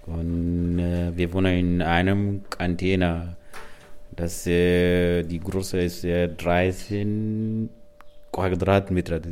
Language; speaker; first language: German; non-native, learner; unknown